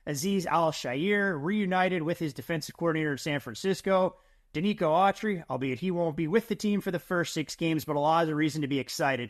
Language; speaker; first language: English; native; English